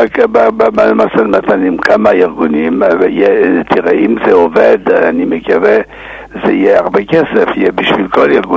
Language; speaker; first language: Hebrew; non-native, fluent; English